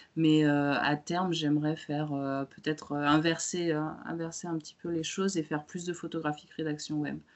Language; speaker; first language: French; early bilingual, other home language; Romanian